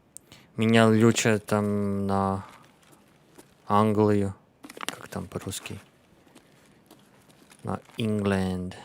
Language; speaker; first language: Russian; non-native, learner; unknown